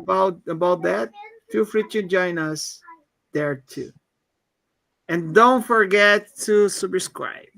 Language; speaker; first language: English; non-native, fluent; Portuguese